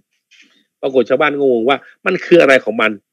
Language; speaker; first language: Thai; native; Thai